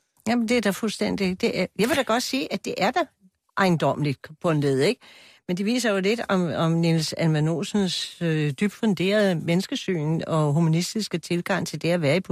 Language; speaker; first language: Danish; native; Danish